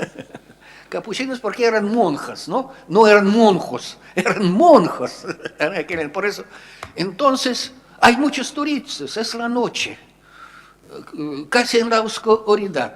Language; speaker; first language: Spanish; non-native, fluent; Russian